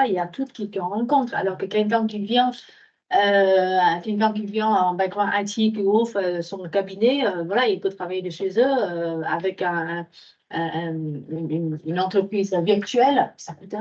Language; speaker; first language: French; non-native, fluent; Vietnamese